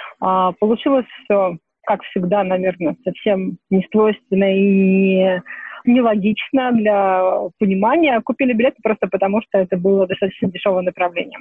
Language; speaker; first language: Russian; native; Russian